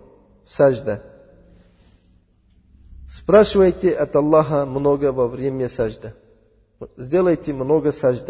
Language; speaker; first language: Russian; non-native, learner; Uzbek